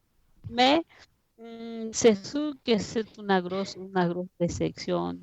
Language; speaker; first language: French; non-native, fluent; Spanish